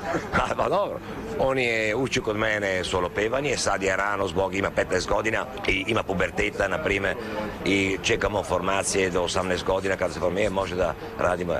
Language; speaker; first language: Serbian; non-native, learner; Italian